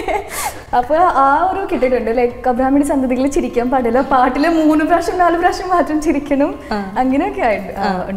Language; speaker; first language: Malayalam; non-native, local second language; Hindi